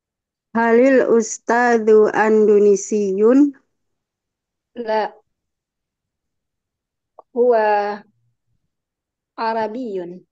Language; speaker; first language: Arabic; non-native, learner; Indonesian